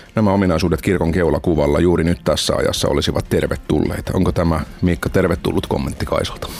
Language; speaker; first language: Finnish; native; Finnish